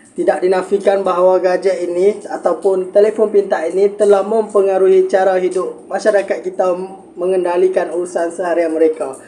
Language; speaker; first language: Malay; native; Malay